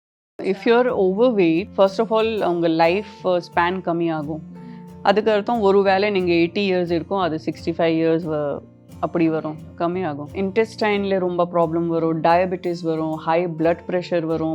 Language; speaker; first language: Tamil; non-native, fluent; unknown